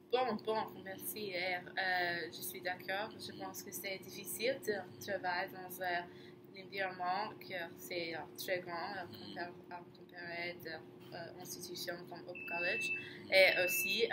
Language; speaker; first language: French; non-native, learner; English